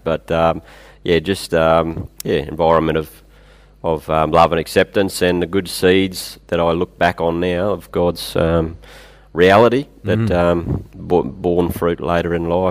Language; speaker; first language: English; native; English